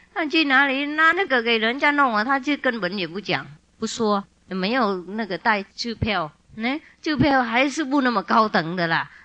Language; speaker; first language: Chinese; non-native, fluent; Vietnamese